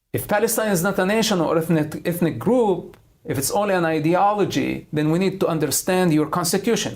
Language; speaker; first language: English; non-native, fluent; Arabic